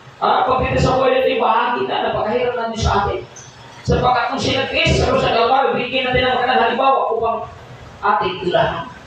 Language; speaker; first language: Filipino; non-native, local second language; Cebuano